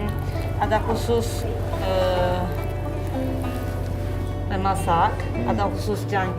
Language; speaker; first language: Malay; non-native, fluent; Turkish